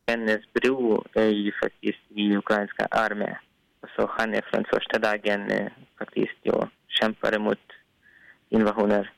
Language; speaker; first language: Swedish; non-native, learner; Ukrainian